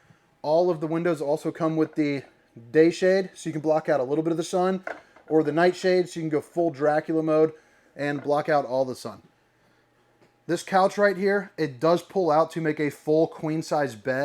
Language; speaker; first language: English; native; English